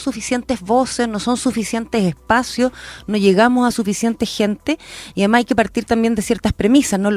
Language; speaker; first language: Spanish; native; Spanish